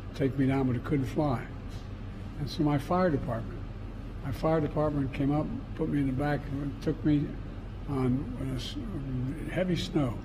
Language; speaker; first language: English; native; English